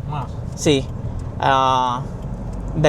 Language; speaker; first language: Spanish; non-native, learner; Pashto